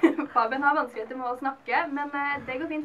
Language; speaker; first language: Norwegian; native; Norwegian